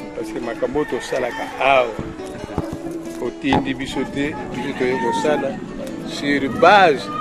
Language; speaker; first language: Lingala; non-native, local second language; Kongo